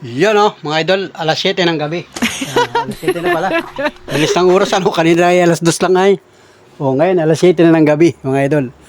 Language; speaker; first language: Filipino; native; Filipino